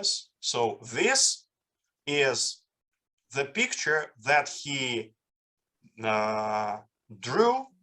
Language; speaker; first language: English; non-native, fluent; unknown